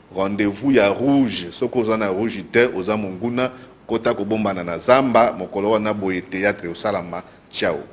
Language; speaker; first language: Lingala; non-native, local second language; Mongo